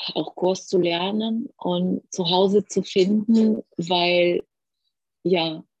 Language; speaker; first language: German; non-native, fluent; Georgian